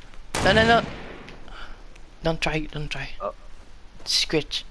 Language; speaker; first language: English; non-native, learner; French